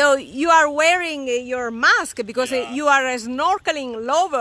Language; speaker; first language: English; non-native, learner; Italian